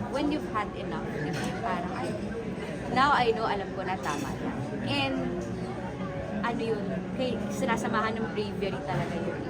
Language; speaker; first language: Filipino; native; Filipino